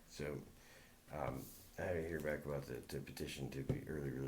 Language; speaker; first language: English; native; English